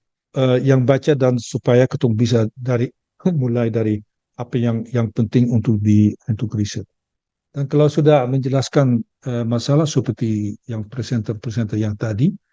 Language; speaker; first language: Indonesian; early bilingual, heritage; Dutch